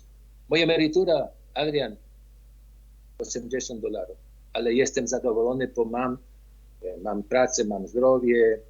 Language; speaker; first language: Polish; early bilingual, heritage; Polish